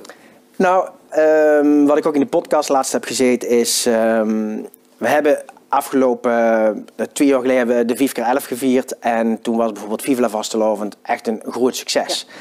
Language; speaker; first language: Dutch; native; Dutch